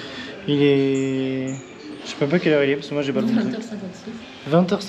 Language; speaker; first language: French; native; French